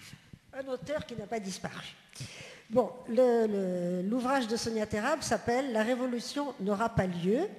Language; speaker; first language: French; native; French